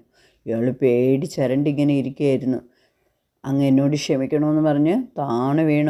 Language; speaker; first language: Malayalam; native; Malayalam